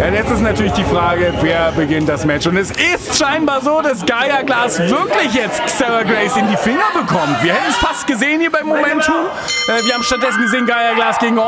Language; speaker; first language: German; native; German